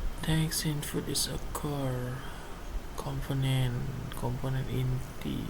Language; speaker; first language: English; non-native, learner; Indonesian